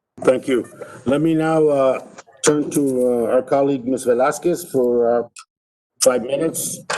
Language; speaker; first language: English; native; English